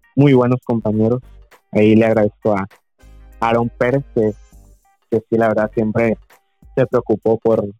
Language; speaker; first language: Spanish; native; Spanish